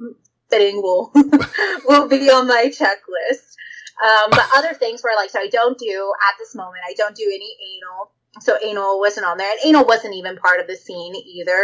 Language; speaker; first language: English; native; English